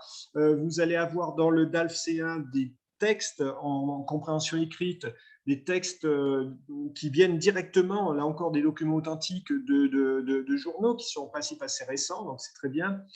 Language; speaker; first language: French; native; French